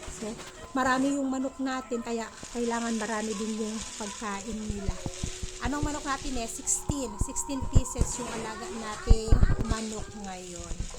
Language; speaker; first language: Filipino; native; Filipino